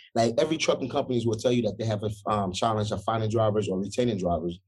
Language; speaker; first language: English; early bilingual, other home language; Haitian Creole